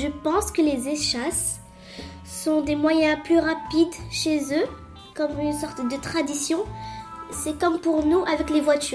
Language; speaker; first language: French; non-native, local second language; Arabic